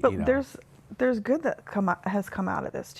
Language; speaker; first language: English; native; English